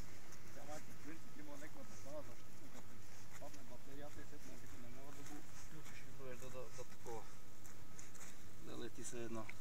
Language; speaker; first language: Bulgarian; native; Bulgarian